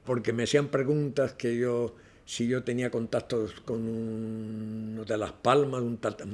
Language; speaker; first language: Spanish; non-native, local second language; Catalan